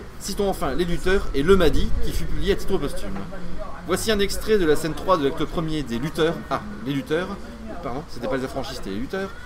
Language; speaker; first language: French; native; French